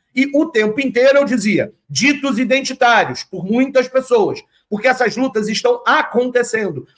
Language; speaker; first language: Portuguese; native; Portuguese